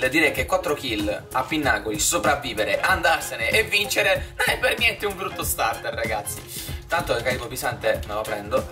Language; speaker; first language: Italian; native; Italian